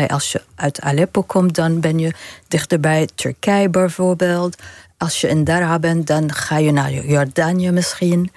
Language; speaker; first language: Dutch; non-native, learner; Arabic